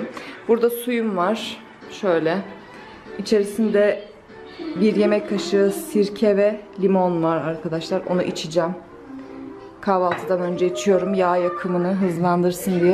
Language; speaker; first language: Turkish; native; Turkish